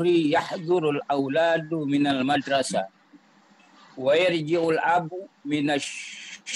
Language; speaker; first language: Arabic; non-native, learner; Indonesian